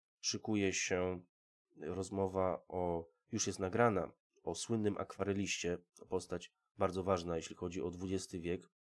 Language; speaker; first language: Polish; native; Polish